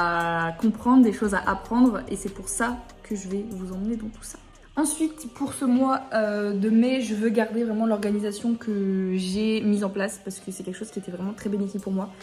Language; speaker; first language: French; native; French